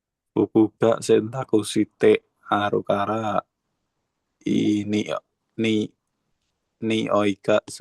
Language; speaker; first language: Japanese; non-native, learner; Indonesian